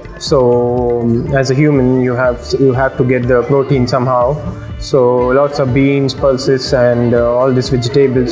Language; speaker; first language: English; non-native, local second language; Hindi